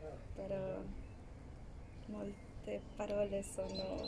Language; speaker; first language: Italian; non-native, learner; Spanish